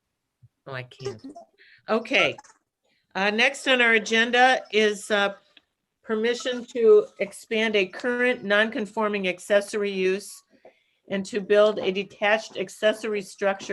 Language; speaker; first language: English; native; English